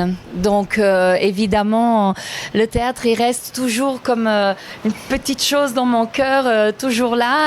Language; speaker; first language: French; non-native, fluent; Italian